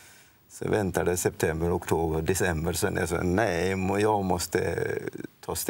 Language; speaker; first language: Swedish; non-native, fluent; Odia